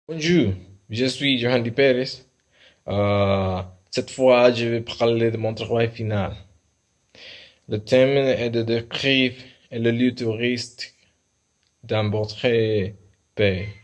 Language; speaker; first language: French; non-native, learner; Spanish